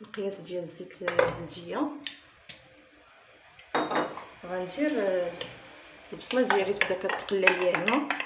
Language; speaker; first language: Arabic; native; Arabic